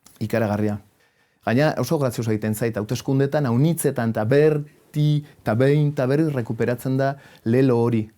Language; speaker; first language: Basque; non-native, local second language; Spanish